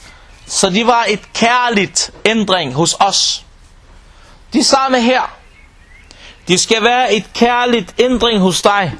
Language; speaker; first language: Danish; non-native, local second language; Arabic